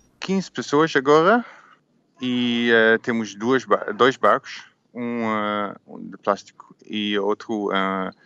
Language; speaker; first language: Portuguese; non-native, learner; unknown